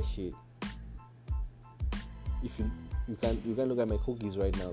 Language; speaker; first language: English; non-native, local second language; Swahili